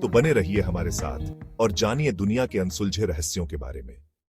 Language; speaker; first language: Hindi; native; Hindi